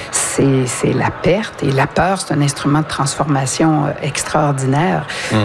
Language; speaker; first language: French; native; French